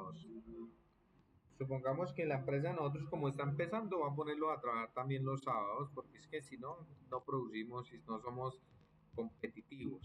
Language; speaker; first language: Spanish; native; Spanish